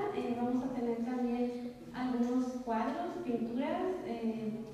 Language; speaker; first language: Spanish; native; Spanish